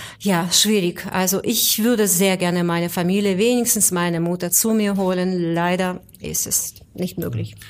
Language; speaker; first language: German; non-native, fluent; Ukrainian